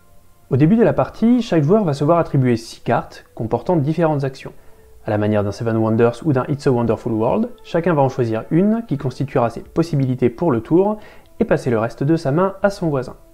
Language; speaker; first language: French; native; French